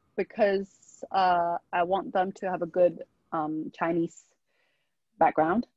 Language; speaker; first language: English; non-native, local second language; Chinese